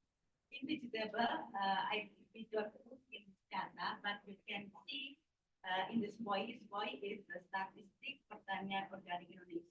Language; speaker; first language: English; non-native, learner; Indonesian